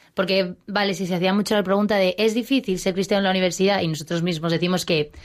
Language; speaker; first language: Spanish; native; Spanish